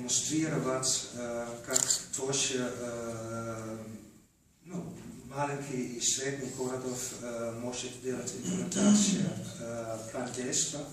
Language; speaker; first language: Russian; non-native, learner; Polish